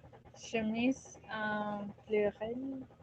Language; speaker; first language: French; non-native, learner; Spanish